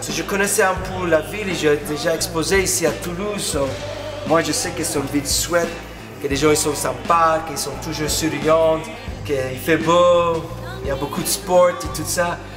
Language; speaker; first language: French; non-native, fluent; English